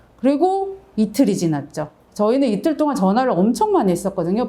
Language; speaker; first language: Korean; native; Korean